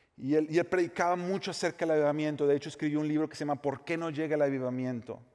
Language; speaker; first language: Spanish; native; Spanish